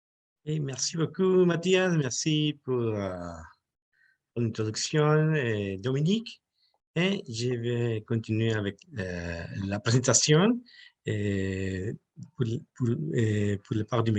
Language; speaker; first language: French; non-native, learner; Spanish